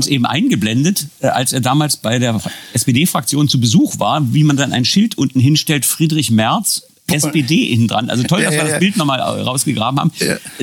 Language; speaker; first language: German; native; German